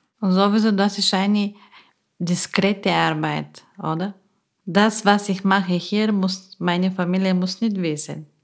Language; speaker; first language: German; non-native, learner; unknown